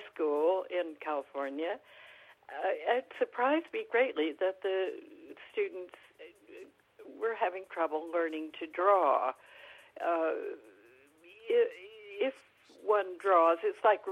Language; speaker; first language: English; native; English